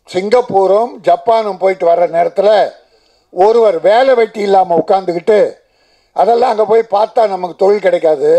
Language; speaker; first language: Tamil; native; Tamil